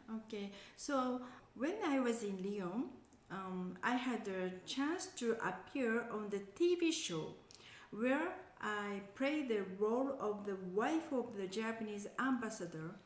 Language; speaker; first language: English; non-native, learner; Japanese